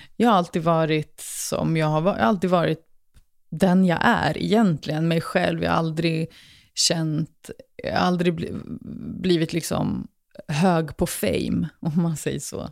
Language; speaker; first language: Swedish; early bilingual, other home language; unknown